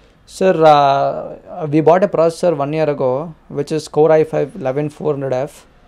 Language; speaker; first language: English; non-native, local second language; Kannada